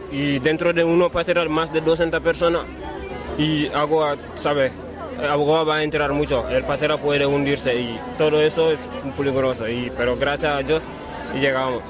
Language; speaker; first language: Spanish; non-native, learner; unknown